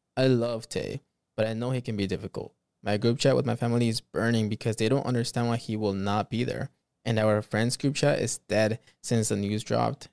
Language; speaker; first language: English; early bilingual, other home language; Spanish